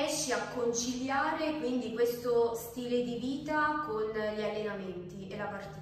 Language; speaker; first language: Italian; native; Italian